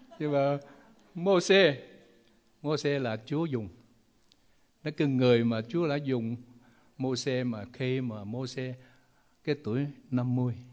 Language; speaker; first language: Vietnamese; non-native, local second language; Chinese